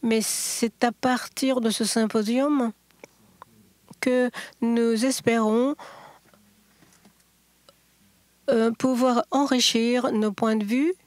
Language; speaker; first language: French; non-native, learner; Japanese